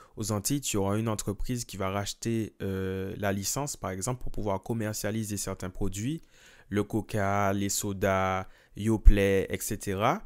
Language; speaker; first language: French; native; French